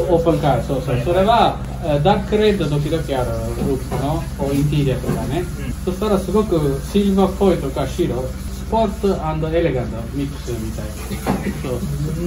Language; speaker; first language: Japanese; non-native, learner; Italian